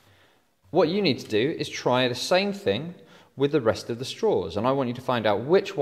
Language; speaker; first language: English; native; English